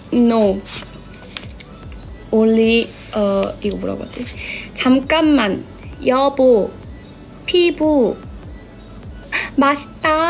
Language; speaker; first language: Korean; non-native, learner; Thai